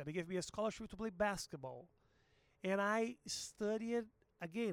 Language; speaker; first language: English; non-native, fluent; Portuguese